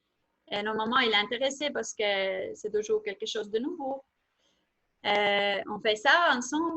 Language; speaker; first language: French; non-native, fluent; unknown